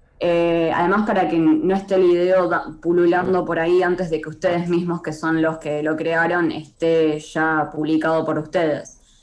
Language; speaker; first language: Spanish; native; Spanish